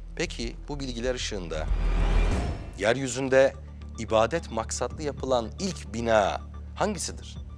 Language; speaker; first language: Turkish; native; Turkish